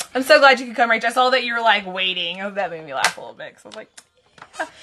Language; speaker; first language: English; native; English